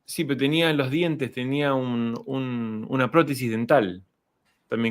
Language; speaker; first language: Spanish; native; Spanish